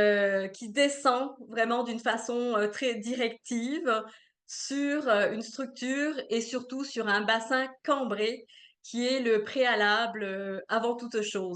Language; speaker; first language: French; native; French